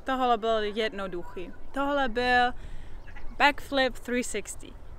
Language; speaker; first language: Czech; non-native, learner; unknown